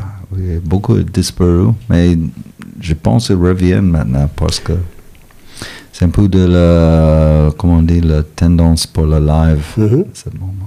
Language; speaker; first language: French; non-native, fluent; English